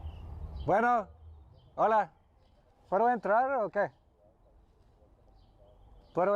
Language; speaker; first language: Spanish; non-native, learner; English